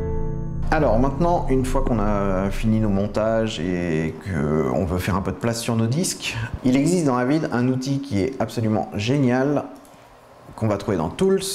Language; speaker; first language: French; native; French